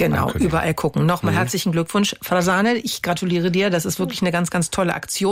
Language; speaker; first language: German; native; German